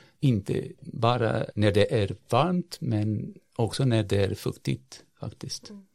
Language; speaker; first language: Swedish; non-native, fluent; Portuguese